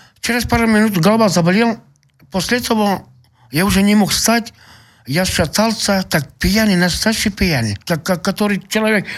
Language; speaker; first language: Russian; non-native, local second language; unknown